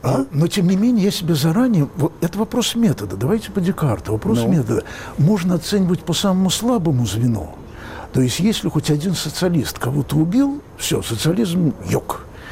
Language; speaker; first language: Russian; native; Russian